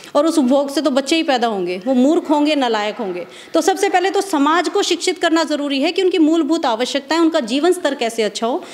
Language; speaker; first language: Hindi; native; Hindi